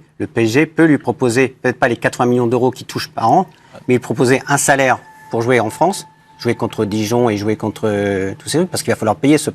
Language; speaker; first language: French; native; French